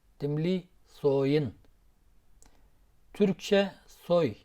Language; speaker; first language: Turkish; non-native, local second language; Zaza